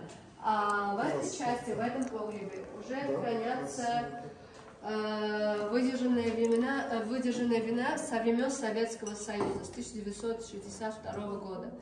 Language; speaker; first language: Russian; non-native, fluent; Armenian